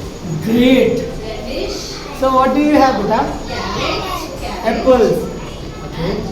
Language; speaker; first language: English; non-native, local second language; Hindi